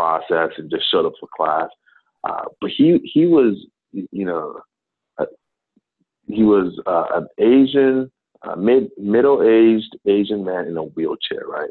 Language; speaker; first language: English; non-native, local second language; Akan